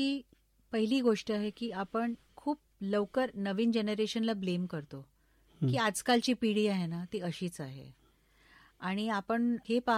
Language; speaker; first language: Marathi; non-native, local second language; Bangla